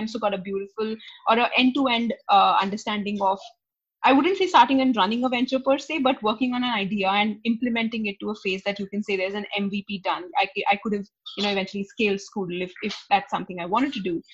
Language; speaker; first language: English; non-native, local second language; Hindi